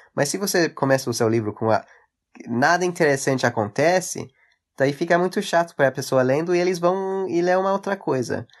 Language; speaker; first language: Portuguese; early bilingual, heritage; English